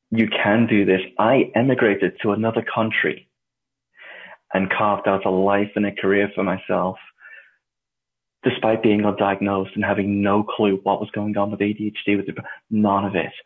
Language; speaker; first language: English; native; English